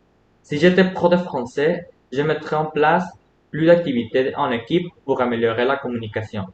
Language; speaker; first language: French; non-native, fluent; Spanish